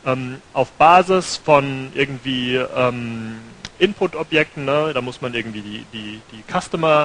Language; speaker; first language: German; native; German